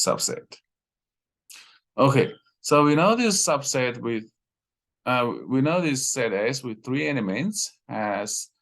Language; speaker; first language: English; non-native, fluent; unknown